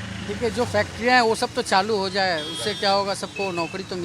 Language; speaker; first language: Hindi; non-native, local second language; Bangla